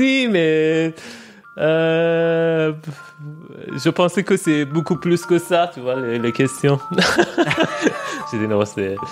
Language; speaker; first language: French; non-native, fluent; Persian